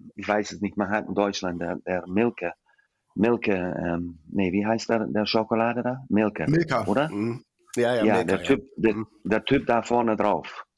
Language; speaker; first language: German; non-native, fluent; English